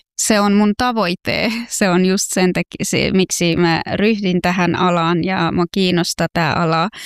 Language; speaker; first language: Finnish; non-native, fluent; Persian